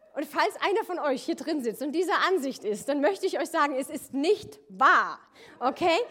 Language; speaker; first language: German; native; German